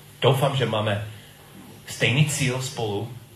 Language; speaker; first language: Czech; non-native, learner; English